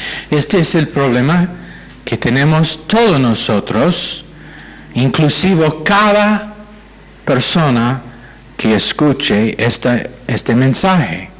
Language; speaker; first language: Spanish; non-native, fluent; English